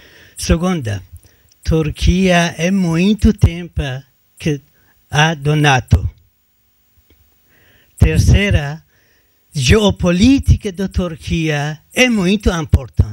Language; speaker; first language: Portuguese; non-native, learner; Turkish